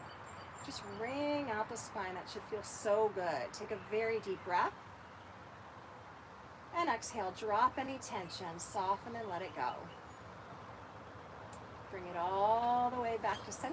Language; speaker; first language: English; native; English